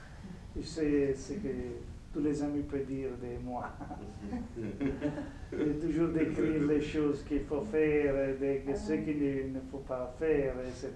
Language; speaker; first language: French; non-native, fluent; Italian